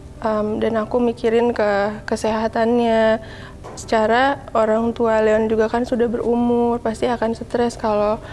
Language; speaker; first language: Indonesian; native; Indonesian